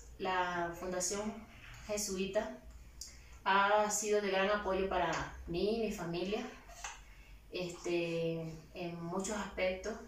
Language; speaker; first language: Spanish; native; Spanish